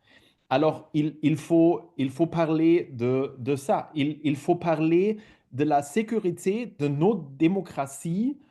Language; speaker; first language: French; non-native, fluent; German